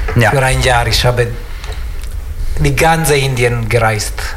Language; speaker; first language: German; non-native, learner; Italian